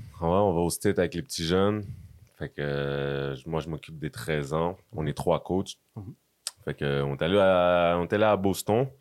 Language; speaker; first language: French; native; French